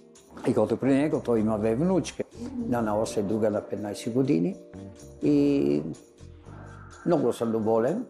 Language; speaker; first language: Bulgarian; non-native, learner; Italian